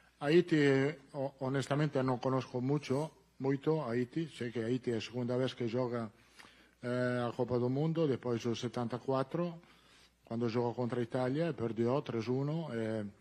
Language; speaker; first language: Portuguese; non-native, learner; Italian